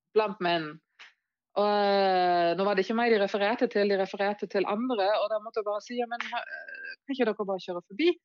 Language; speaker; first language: Norwegian; non-native, fluent; German